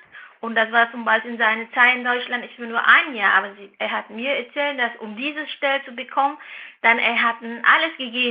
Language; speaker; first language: German; non-native, fluent; Vietnamese